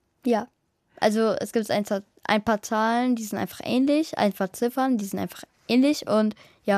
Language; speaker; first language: German; early bilingual, other home language; Kurdish